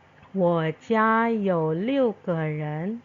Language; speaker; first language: Chinese; non-native, fluent; Indonesian